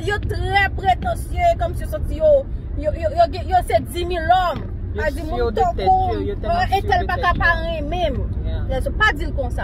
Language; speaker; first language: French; non-native, local second language; Haitian Creole